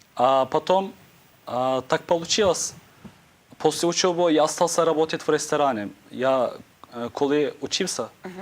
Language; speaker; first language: Ukrainian; non-native, learner; Turkish